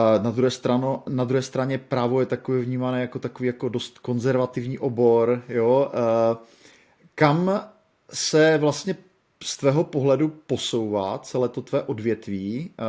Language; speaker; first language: Czech; native; Czech